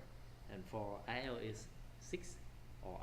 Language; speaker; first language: English; non-native, fluent; Thai